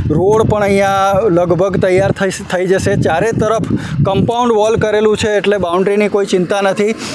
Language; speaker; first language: Gujarati; native; Gujarati